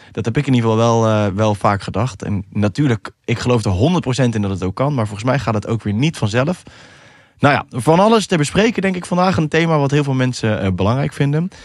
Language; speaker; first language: Dutch; early bilingual, other home language; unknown